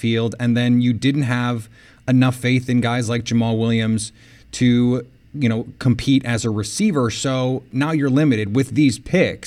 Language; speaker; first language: English; native; English